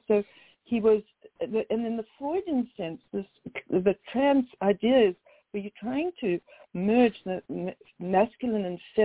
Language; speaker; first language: English; native; English